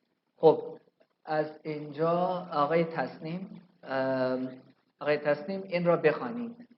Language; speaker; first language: Persian; non-native, fluent; Urdu